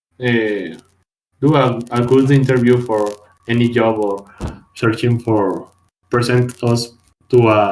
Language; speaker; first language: English; non-native, learner; Spanish